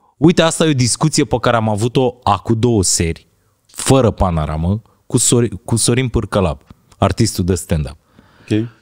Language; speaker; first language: Romanian; native; Romanian